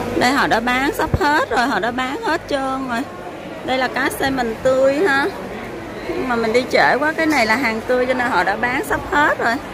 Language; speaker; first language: Vietnamese; native; Vietnamese